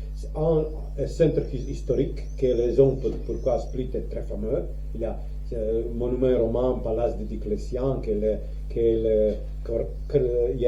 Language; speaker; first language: French; non-native, learner; Croatian